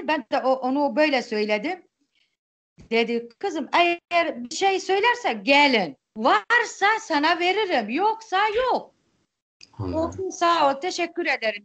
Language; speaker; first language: Turkish; non-native, local second language; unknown